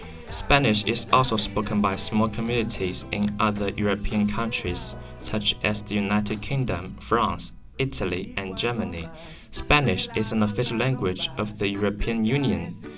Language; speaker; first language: English; non-native, fluent; Chinese